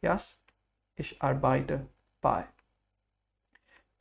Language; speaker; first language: German; non-native, fluent; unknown